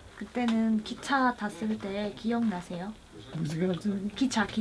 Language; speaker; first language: Korean; non-native, fluent; Russian